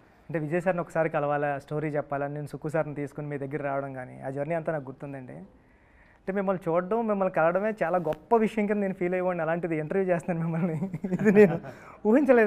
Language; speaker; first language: Telugu; native; Telugu